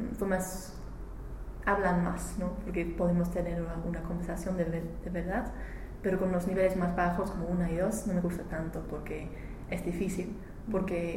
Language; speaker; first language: Spanish; non-native, learner; English